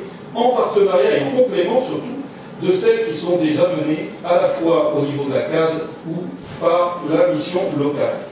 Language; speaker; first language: French; native; French